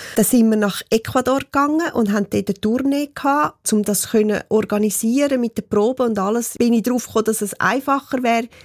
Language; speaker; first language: German; non-native, local second language; Romansh